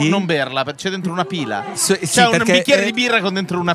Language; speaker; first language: Italian; native; Italian